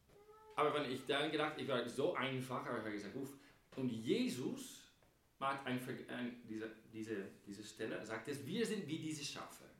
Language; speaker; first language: German; non-native, fluent; English